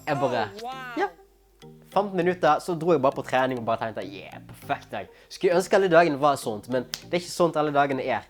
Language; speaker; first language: Norwegian; native; Norwegian